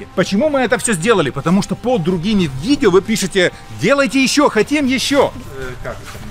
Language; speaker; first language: Russian; native; Russian